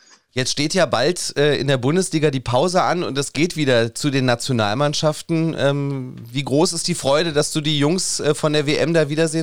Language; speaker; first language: German; native; German